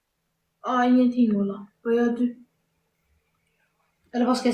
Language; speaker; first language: Swedish; early bilingual, other home language; Somali